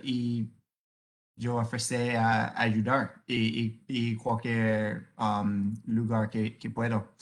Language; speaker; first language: Spanish; non-native, fluent; English